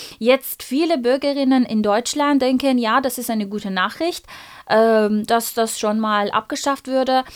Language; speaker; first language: German; non-native, fluent; Persian